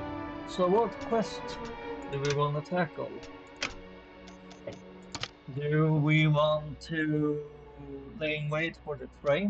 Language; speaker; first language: English; non-native, fluent; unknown